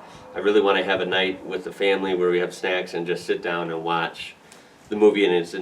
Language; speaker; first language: English; native; English